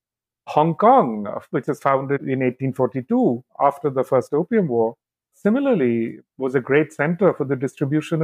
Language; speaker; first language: English; non-native, local second language; Bangla